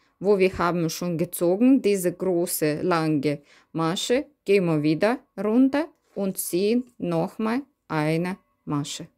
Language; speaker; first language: German; non-native, learner; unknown